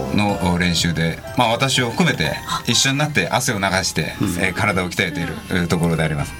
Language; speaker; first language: Japanese; native; Japanese